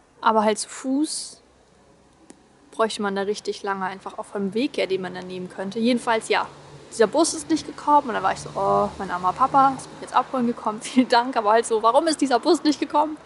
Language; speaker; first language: German; native; German